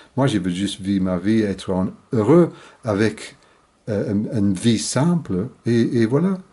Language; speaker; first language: French; non-native, fluent; English